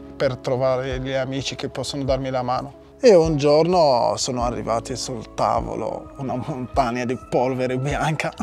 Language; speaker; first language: Italian; non-native, fluent; Arabic